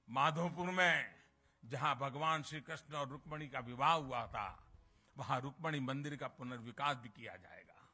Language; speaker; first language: Hindi; native; Hindi